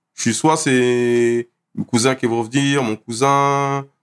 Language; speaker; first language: French; native; French